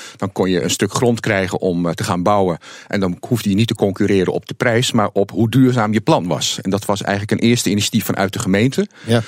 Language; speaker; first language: Dutch; native; Dutch